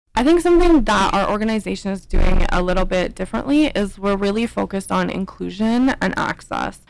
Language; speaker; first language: English; native; English